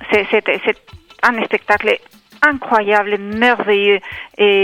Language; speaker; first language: French; non-native, fluent; Spanish